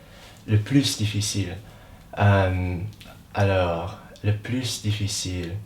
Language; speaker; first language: French; non-native, learner; English